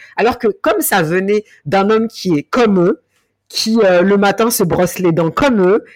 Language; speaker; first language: French; native; French